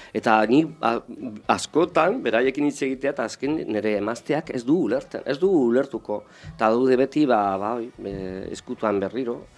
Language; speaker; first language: Basque; non-native, local second language; Spanish